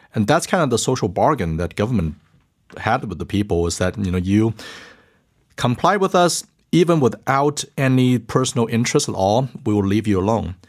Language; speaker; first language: English; early bilingual, other home language; Chinese